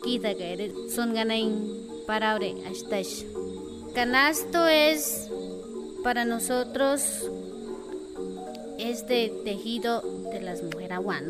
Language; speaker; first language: Spanish; non-native, local second language; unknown